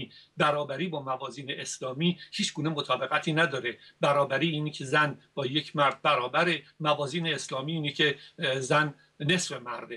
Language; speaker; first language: Persian; native; Persian